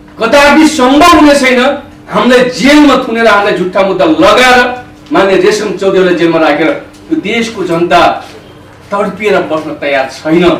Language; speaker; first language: Nepali; non-native, local second language; Rana Tharu